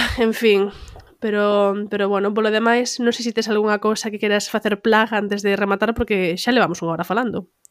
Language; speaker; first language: Galician; non-native, local second language; Spanish